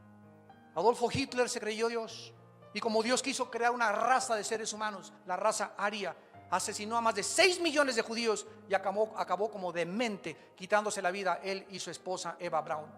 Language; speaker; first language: Spanish; native; Spanish